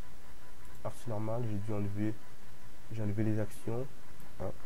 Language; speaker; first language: French; native; French